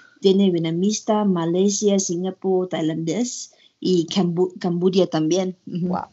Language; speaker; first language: Spanish; non-native, learner; Thai